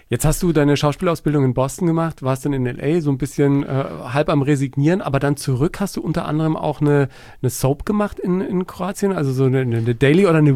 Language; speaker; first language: German; native; German